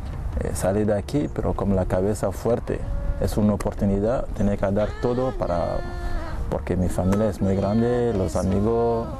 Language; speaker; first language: Spanish; non-native, fluent; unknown